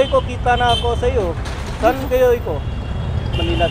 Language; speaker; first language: Filipino; non-native, learner; Punjabi